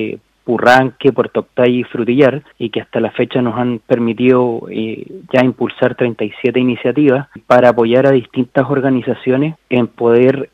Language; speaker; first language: Spanish; native; Spanish